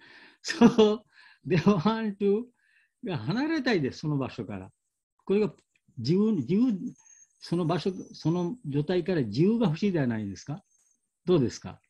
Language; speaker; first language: Japanese; non-native, learner; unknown